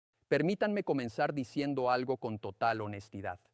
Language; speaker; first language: Spanish; native; Spanish